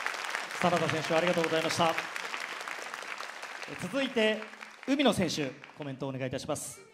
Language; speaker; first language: Japanese; native; Japanese